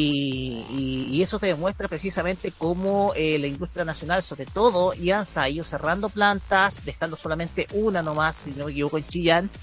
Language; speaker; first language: Spanish; native; Spanish